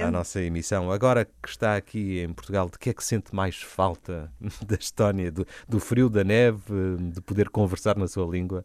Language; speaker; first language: Portuguese; native; Portuguese